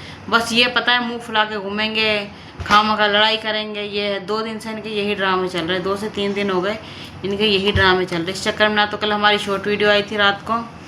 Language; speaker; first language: Hindi; native; Hindi